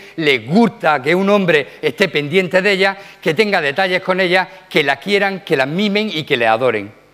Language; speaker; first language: Spanish; native; Spanish